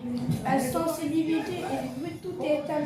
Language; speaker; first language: French; native; French